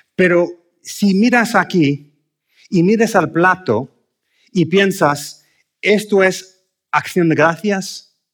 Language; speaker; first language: Spanish; non-native, fluent; English